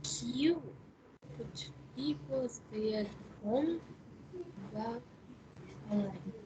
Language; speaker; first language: English; non-native, learner; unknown